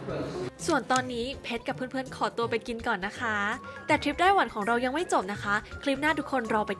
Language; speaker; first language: Thai; native; Thai